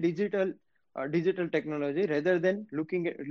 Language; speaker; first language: English; non-native, local second language; Gujarati